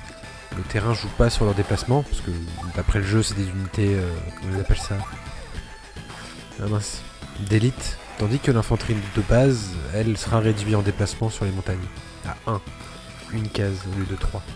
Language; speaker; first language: French; native; French